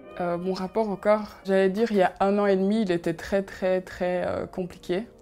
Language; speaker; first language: French; early bilingual, other home language; Kinyarwanda